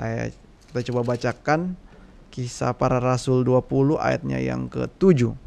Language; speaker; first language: Indonesian; native; Indonesian